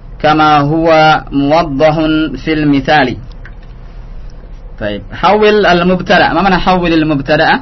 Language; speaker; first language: Arabic; non-native, learner; Indonesian